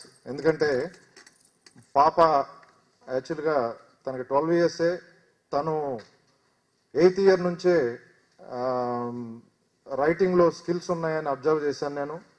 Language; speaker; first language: Telugu; native; Telugu